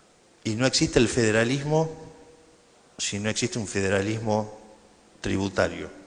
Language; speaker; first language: Spanish; native; Spanish